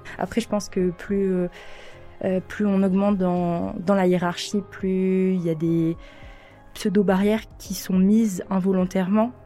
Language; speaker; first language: French; native; French